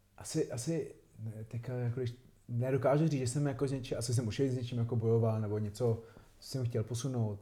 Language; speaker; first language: Czech; non-native, fluent; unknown